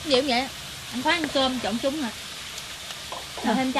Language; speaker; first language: Vietnamese; native; Vietnamese